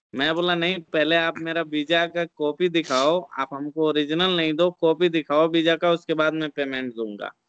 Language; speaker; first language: Hindi; native; Hindi